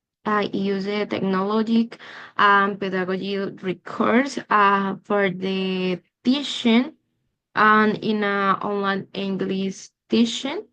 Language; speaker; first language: English; non-native, learner; Spanish